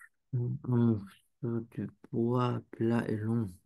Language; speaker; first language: French; non-native, learner; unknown